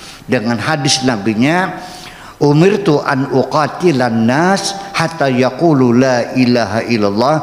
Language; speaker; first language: Indonesian; native; Indonesian